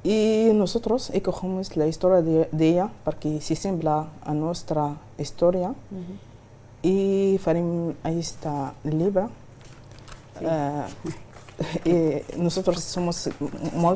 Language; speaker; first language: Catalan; non-native, learner; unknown